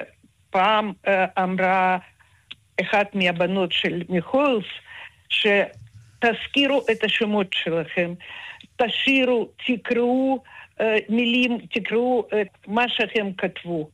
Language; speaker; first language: Hebrew; non-native, fluent; Russian